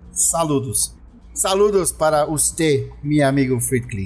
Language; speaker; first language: Portuguese; native; Portuguese